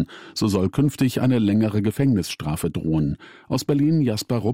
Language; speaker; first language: German; native; German